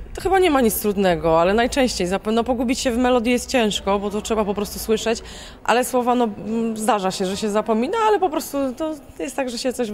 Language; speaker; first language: Polish; native; Polish